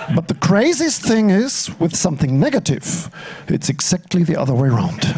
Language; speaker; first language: English; non-native, fluent; German